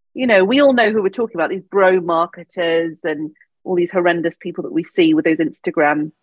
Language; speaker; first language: English; native; English